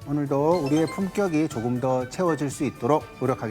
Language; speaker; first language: Korean; native; Korean